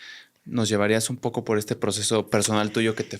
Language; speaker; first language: Spanish; native; Spanish